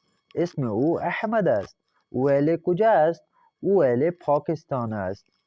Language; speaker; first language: Persian; non-native, fluent; Urdu